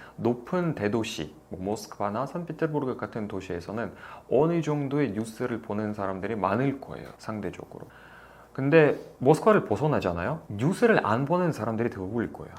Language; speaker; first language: Korean; non-native, fluent; Russian